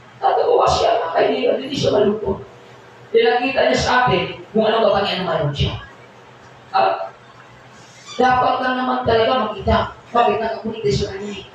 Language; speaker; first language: Filipino; non-native, local second language; Cebuano